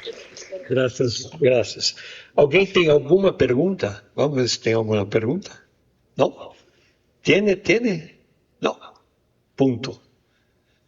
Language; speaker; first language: Spanish; non-native, learner; Portuguese